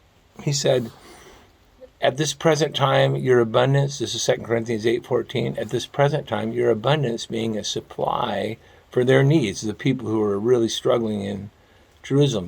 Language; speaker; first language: English; native; English